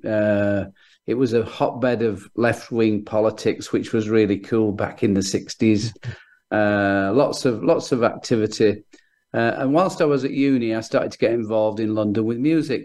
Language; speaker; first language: English; native; English